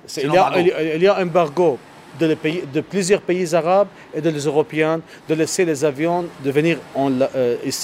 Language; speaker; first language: French; non-native, learner; Arabic